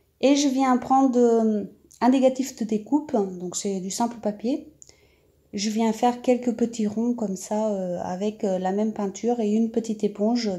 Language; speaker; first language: French; native; French